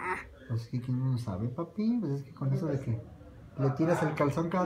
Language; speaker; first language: Spanish; native; Spanish